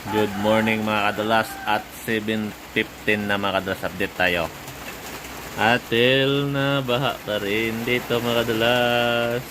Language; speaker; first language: Filipino; non-native, local second language; Hiligaynon